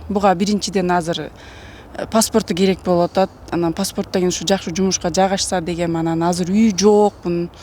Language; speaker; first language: Kyrgyz; native; Kyrgyz